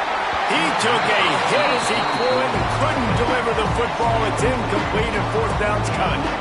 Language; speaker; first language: English; native; English